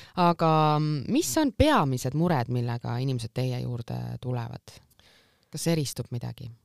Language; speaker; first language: Estonian; native; Estonian